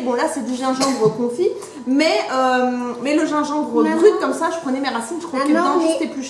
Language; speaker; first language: French; native; French